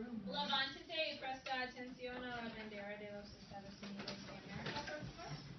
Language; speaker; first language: Spanish; non-native, fluent; English